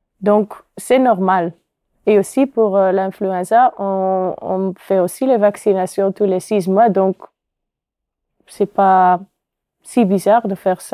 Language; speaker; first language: French; non-native, local second language; Dutch